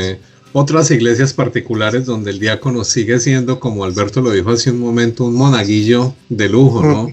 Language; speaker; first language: Spanish; native; Spanish